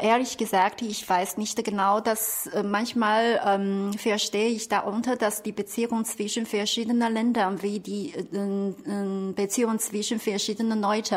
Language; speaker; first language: German; non-native, fluent; Chinese